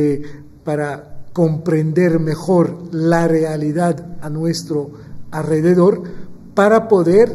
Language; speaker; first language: Spanish; non-native, fluent; Maltese